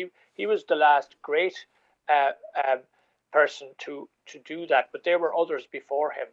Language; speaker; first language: English; native; English